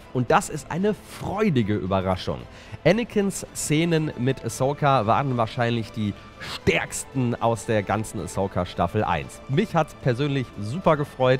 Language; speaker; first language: German; native; German